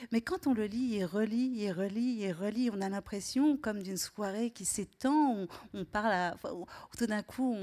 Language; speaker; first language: French; native; French